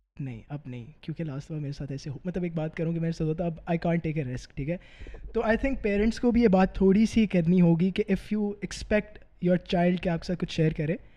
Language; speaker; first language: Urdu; native; Urdu